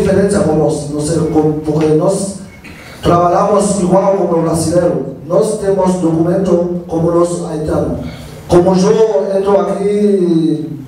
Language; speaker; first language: Portuguese; non-native, learner; Haitian Creole